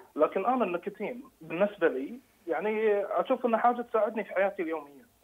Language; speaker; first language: Arabic; native; Arabic